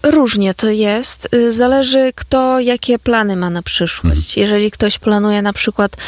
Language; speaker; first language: Polish; non-native, fluent; Ukrainian